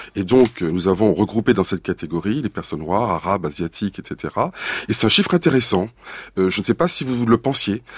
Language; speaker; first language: French; native; French